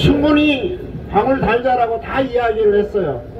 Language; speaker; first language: Korean; native; Korean